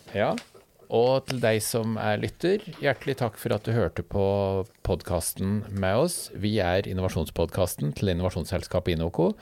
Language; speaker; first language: Norwegian; native; Norwegian